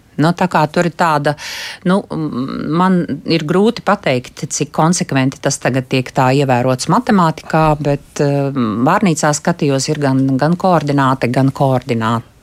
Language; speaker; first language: Latvian; native; Latvian